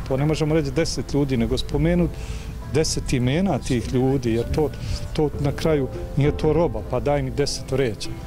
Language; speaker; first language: Serbian; native; Serbian